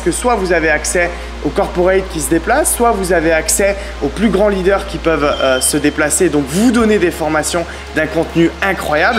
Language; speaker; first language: French; native; French